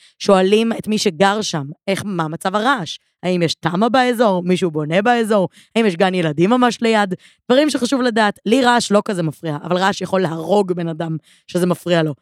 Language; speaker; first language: Hebrew; native; Hebrew